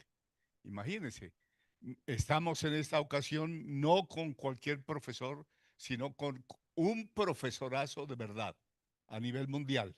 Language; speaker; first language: Spanish; native; Spanish